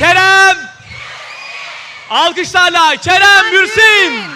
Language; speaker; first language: Turkish; native; Turkish